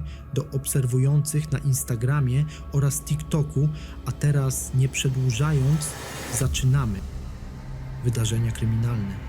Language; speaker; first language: Polish; native; Polish